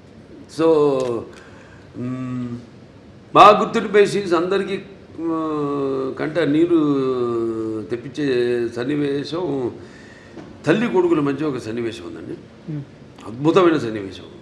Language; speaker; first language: Telugu; native; Telugu